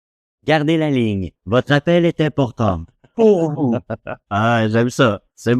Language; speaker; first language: French; native; French